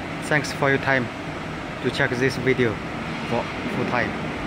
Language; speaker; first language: English; non-native, learner; Chinese